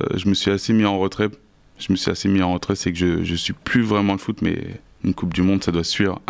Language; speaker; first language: French; native; French